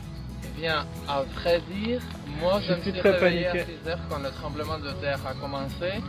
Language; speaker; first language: French; non-native, fluent; Spanish